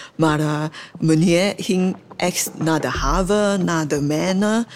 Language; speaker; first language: Dutch; non-native, fluent; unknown